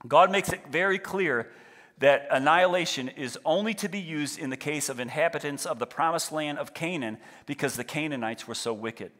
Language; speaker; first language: English; native; English